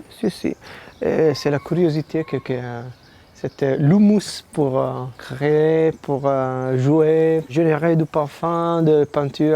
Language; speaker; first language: French; non-native, learner; Italian